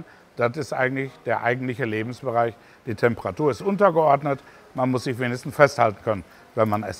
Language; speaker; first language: German; native; German